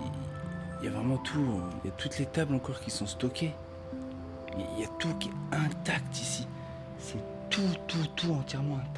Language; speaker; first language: French; native; French